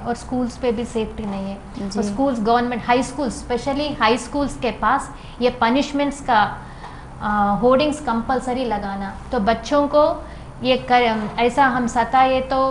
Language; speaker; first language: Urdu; non-native, local second language; Telugu